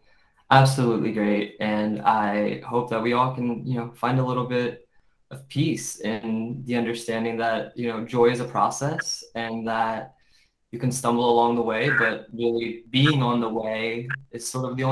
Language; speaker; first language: English; native; English